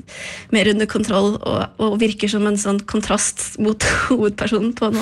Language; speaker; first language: Norwegian; early bilingual, other home language; Icelandic